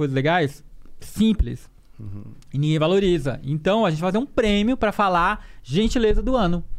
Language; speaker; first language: Portuguese; native; Portuguese